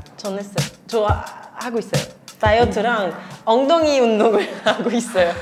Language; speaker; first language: Korean; non-native, fluent; French